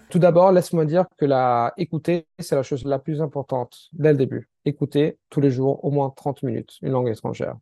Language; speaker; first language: French; non-native, fluent; Italian